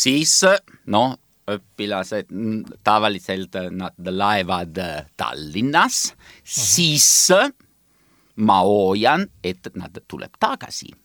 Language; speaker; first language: Estonian; non-native, learner; Italian